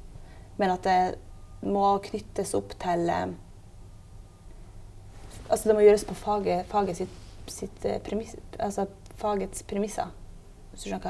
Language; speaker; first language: Norwegian; native; Norwegian